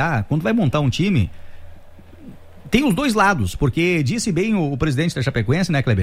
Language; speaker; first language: Portuguese; native; Portuguese